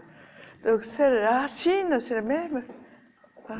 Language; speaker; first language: French; non-native, learner; Japanese